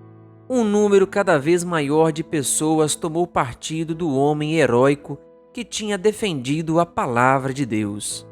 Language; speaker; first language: Portuguese; native; Portuguese